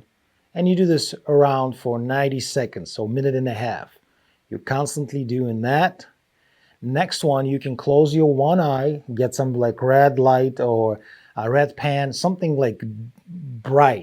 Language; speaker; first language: English; non-native, fluent; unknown